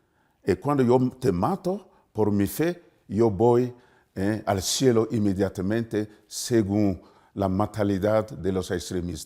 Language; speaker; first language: Spanish; non-native, fluent; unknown